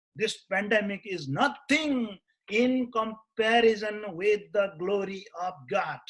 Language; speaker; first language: English; non-native, local second language; Nepali